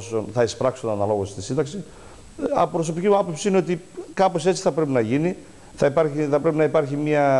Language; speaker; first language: Greek; native; Greek